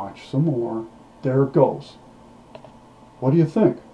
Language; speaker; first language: English; native; English